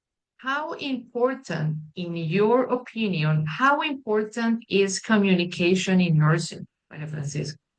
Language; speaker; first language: English; non-native, fluent; Spanish